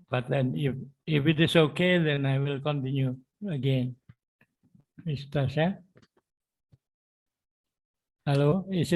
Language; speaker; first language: English; non-native, learner; Indonesian